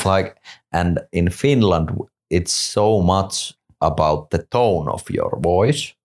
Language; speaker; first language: English; non-native, fluent; Finnish